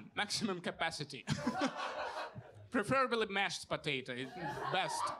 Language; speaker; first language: English; non-native, fluent; Russian